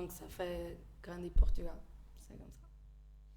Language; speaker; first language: French; non-native, fluent; Portuguese